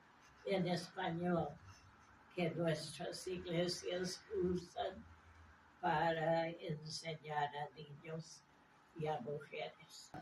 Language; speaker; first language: Spanish; non-native, fluent; English